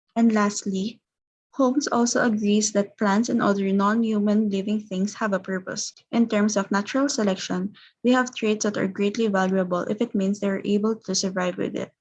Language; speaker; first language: English; non-native, local second language; Filipino